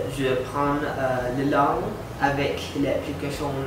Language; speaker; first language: French; non-native, learner; Indonesian